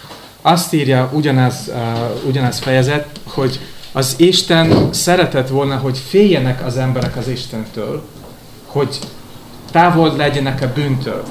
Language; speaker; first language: Hungarian; non-native, fluent; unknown